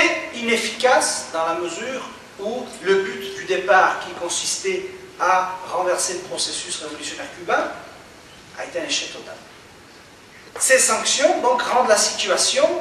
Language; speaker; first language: French; native; French